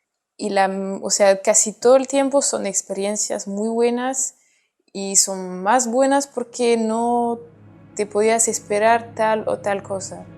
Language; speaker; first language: Spanish; non-native, fluent; French